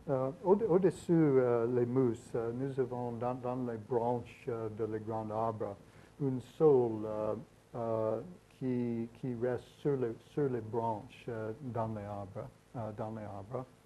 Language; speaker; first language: French; non-native, learner; English